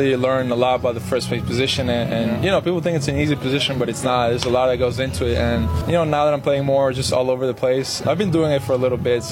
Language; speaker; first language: English; non-native, fluent; Spanish